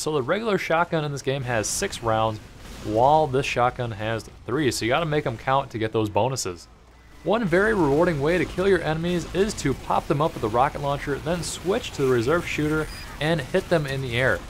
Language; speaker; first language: English; native; English